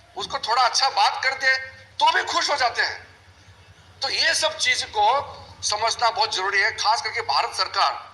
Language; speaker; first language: Hindi; non-native, local second language; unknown